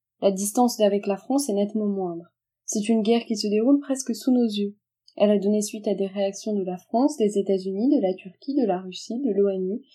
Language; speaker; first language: French; native; French